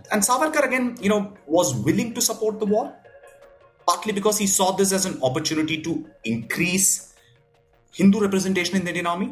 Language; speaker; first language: English; non-native, local second language; Tamil